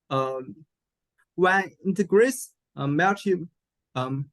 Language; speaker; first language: English; non-native, learner; Chinese